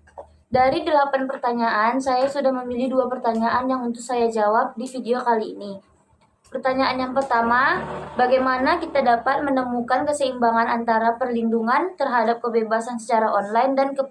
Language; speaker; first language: Indonesian; native; Indonesian